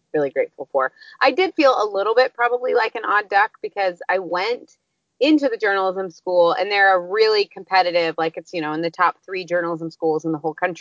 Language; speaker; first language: English; native; English